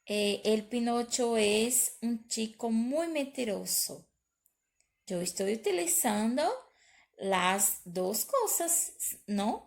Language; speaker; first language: Spanish; non-native, learner; Portuguese